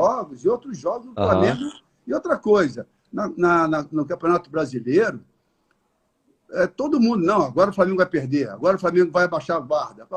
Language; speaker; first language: Portuguese; native; Portuguese